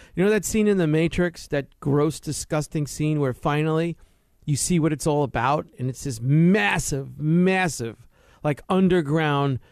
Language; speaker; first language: English; native; English